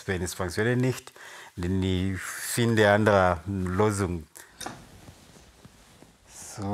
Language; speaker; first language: German; non-native, learner; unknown